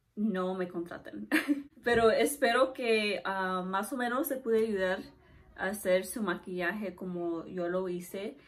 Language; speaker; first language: Spanish; early bilingual, heritage; Spanish